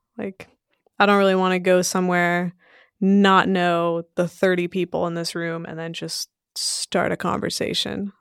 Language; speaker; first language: English; early bilingual, other home language; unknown